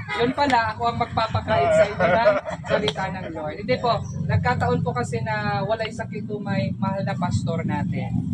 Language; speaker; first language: Filipino; non-native, local second language; Iloko